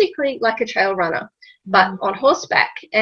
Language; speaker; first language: English; native; English